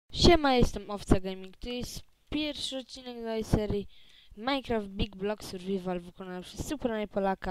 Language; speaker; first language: Polish; native; Polish